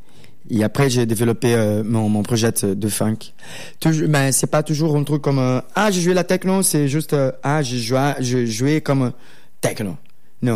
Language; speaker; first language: French; non-native, learner; Portuguese